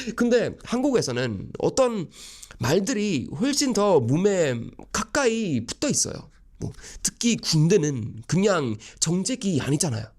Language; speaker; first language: Korean; non-native, fluent; Swedish